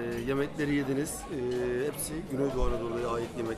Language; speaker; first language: Turkish; native; Turkish